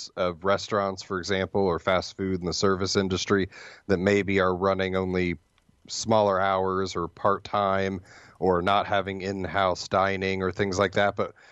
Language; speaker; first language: English; native; English